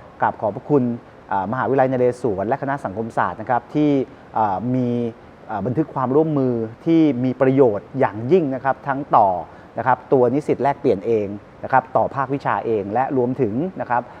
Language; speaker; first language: Thai; native; Thai